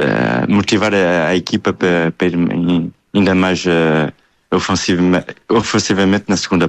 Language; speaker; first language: Portuguese; early bilingual, heritage; Portuguese